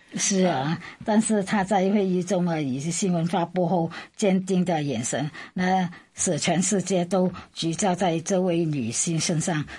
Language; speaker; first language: Chinese; non-native, fluent; Vietnamese